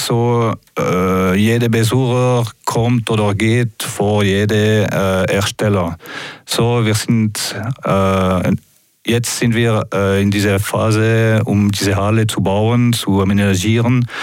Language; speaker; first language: German; non-native, local second language; French